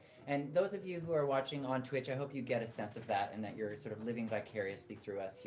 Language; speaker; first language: English; native; English